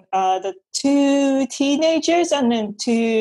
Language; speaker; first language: English; non-native, fluent; Japanese